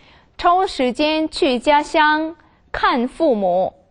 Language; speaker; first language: Chinese; non-native, fluent; Korean